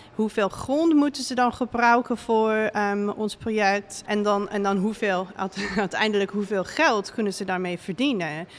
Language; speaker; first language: Dutch; non-native, fluent; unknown